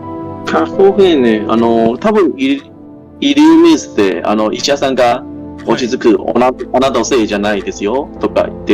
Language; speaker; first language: Japanese; non-native, learner; Chinese